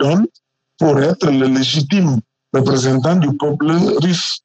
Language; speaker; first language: French; non-native, fluent; Portuguese